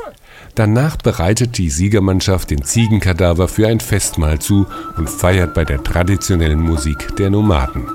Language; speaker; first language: German; native; German